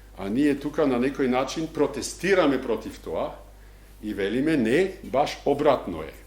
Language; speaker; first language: Macedonian; non-native, fluent; German